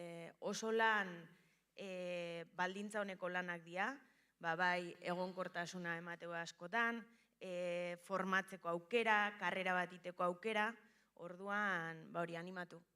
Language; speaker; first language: Basque; native; Basque